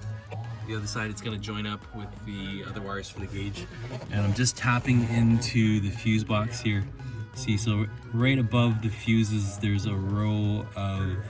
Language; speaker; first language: English; native; English